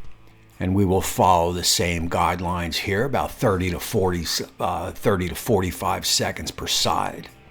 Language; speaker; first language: English; native; English